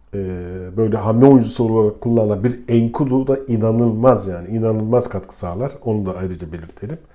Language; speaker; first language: Turkish; native; Turkish